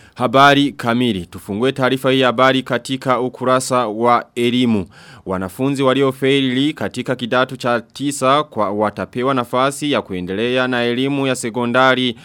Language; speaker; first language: Swahili; non-native, local second language; Rundi